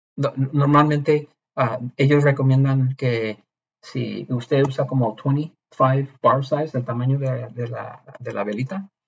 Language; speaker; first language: Spanish; early bilingual, heritage; Spanish